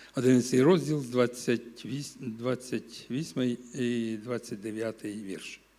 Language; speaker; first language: Ukrainian; non-native, local second language; Russian